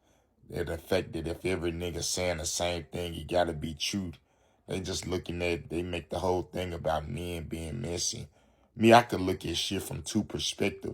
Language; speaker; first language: English; native; English